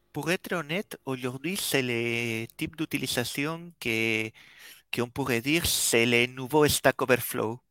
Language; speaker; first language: French; non-native, fluent; Spanish